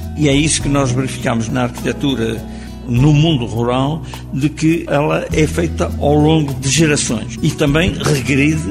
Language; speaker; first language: Portuguese; native; Portuguese